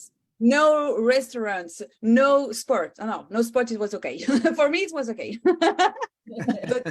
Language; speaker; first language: English; non-native, learner; French